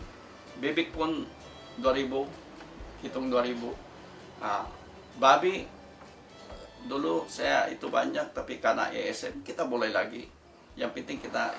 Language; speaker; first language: Indonesian; non-native, fluent; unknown